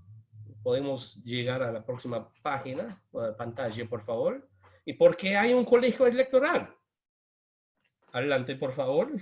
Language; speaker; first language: Spanish; non-native, fluent; English